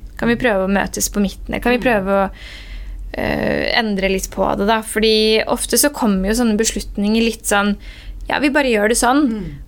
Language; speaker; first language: Norwegian; early bilingual, other home language; Persian